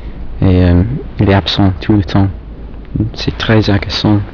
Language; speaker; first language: French; non-native, fluent; English